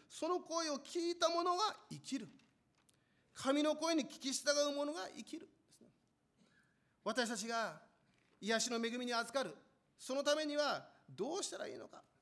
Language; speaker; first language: Japanese; non-native, fluent; Korean